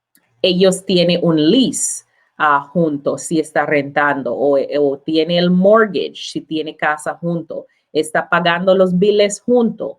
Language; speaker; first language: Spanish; non-native, learner; English